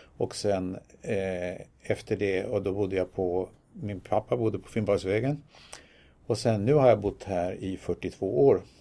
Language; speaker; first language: Swedish; native; Swedish